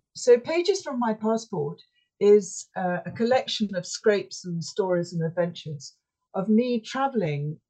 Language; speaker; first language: English; native; English